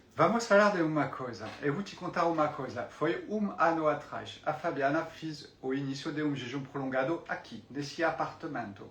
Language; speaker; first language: Portuguese; non-native, fluent; French